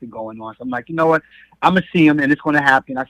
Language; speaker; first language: English; native; English